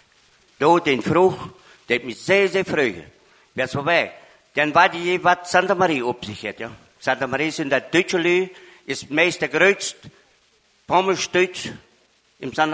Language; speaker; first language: German; non-native, learner; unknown